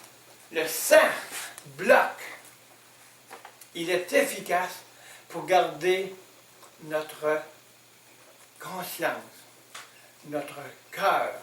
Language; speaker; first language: French; native; French